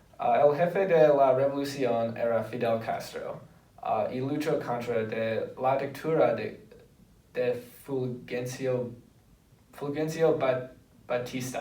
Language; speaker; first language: Spanish; non-native, learner; English